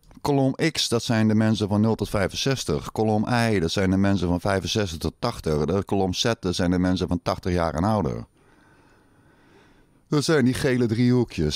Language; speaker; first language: Dutch; native; Dutch